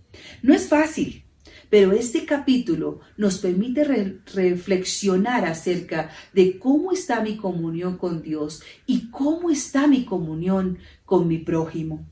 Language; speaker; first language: Spanish; native; Spanish